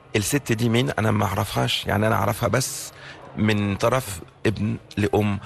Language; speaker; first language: Arabic; early bilingual, heritage; Arabic